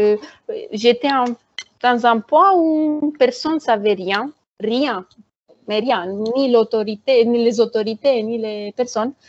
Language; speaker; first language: French; non-native, fluent; Romanian